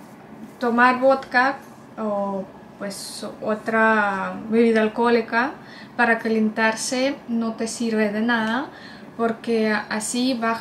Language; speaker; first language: Spanish; non-native, fluent; Russian